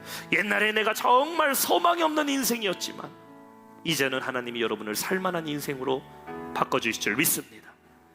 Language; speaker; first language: Korean; native; Korean